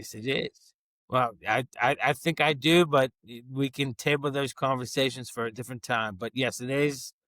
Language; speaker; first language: English; native; English